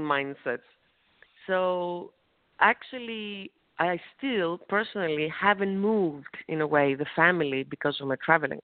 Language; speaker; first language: English; non-native, fluent; Greek